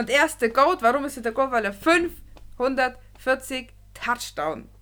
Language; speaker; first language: German; native; German